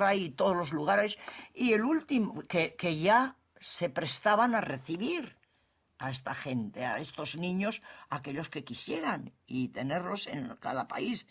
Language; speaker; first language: Spanish; native; Spanish